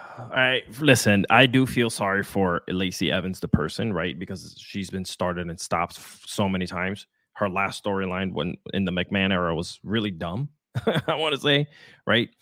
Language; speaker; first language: English; non-native, fluent; Spanish